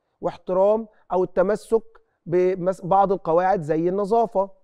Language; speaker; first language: Arabic; native; Arabic